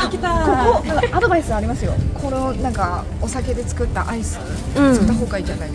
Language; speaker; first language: Japanese; non-native, fluent; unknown